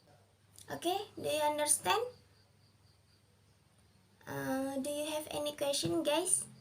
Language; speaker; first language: English; non-native, learner; Indonesian